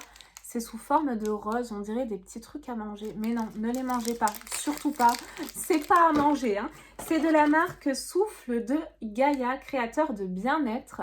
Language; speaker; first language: French; native; French